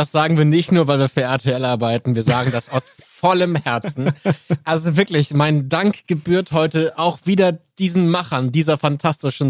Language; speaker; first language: German; native; German